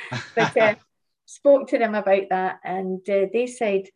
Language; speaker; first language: English; native; English